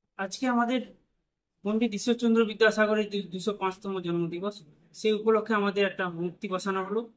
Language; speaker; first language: Bangla; native; Bangla